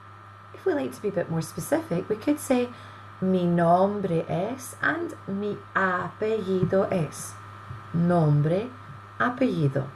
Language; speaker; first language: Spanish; non-native, fluent; English